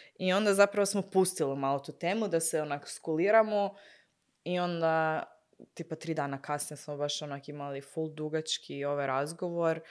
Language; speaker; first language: Croatian; early bilingual, heritage; Croatian